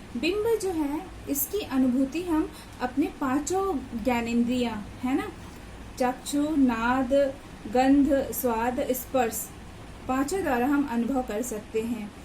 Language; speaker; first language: Hindi; native; Hindi